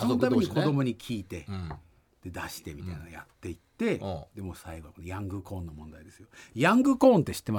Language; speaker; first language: Japanese; native; Japanese